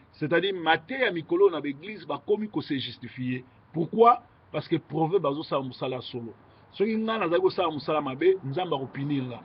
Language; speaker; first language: Lingala; native; Lingala